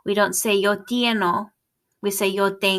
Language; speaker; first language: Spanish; non-native, fluent; English